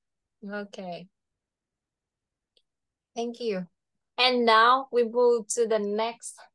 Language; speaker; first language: English; non-native, fluent; Vietnamese